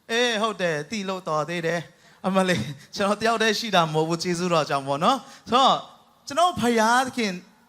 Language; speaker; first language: Burmese; non-native, local second language; Tedim Chin